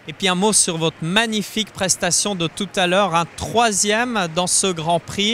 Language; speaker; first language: French; native; French